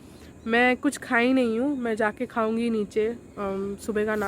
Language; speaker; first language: Hindi; non-native, local second language; Bangla